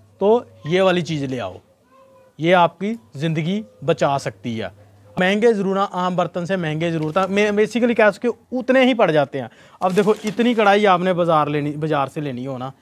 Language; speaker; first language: Hindi; non-native, local second language; Punjabi